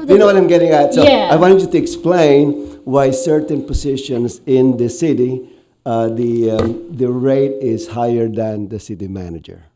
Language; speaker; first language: English; non-native, local second language; Filipino